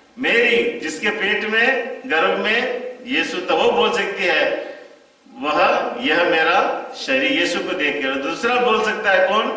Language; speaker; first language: Hindi; non-native, local second language; Tamil